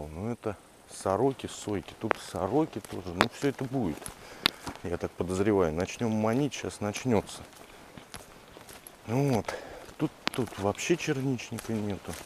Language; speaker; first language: Russian; native; Russian